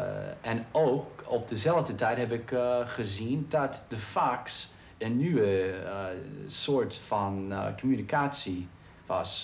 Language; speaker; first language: Dutch; non-native, fluent; English